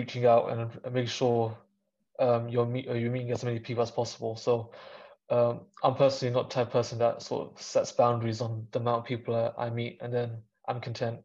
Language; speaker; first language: English; native; English